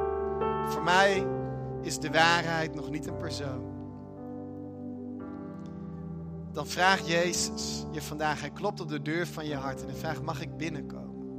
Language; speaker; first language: Dutch; native; Dutch